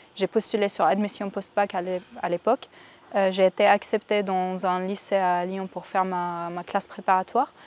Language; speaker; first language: French; non-native, fluent; Arabic